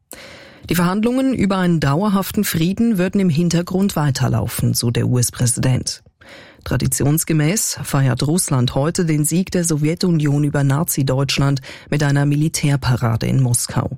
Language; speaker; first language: German; native; German